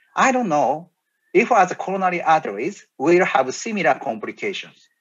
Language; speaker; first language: English; non-native, learner; Japanese